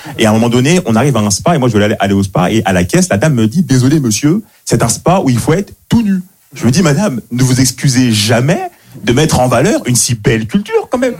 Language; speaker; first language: French; native; French